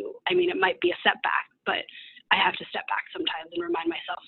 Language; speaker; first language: English; native; English